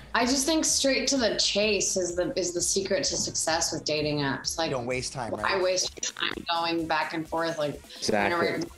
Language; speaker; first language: English; native; English